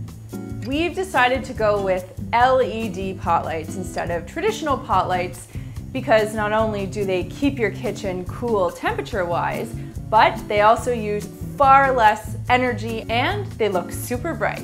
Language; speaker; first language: English; native; English